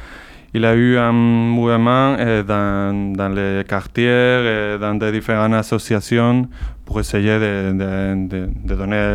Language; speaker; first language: French; non-native, learner; Basque